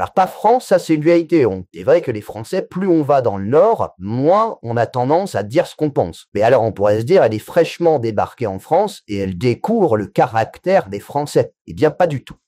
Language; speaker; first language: French; native; French